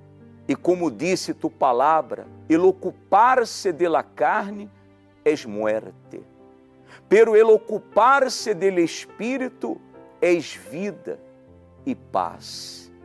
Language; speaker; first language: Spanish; non-native, learner; Portuguese